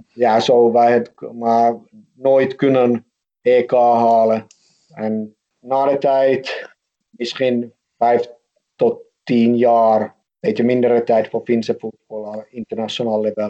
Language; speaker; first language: Dutch; non-native, fluent; Finnish